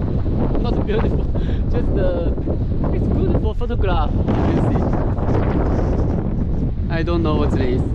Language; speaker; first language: English; non-native, fluent; Chinese